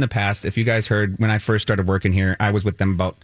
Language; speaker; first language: English; native; English